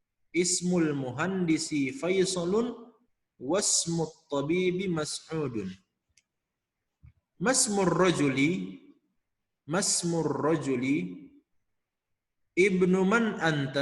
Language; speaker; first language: Arabic; non-native, fluent; Indonesian